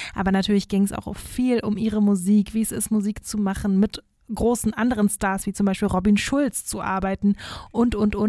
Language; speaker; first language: German; native; German